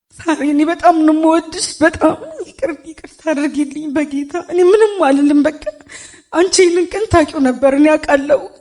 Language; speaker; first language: Amharic; native; Amharic